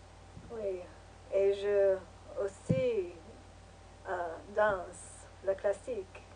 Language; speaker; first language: French; non-native, learner; English